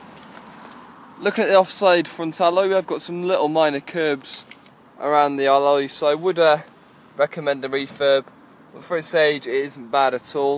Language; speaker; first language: English; native; English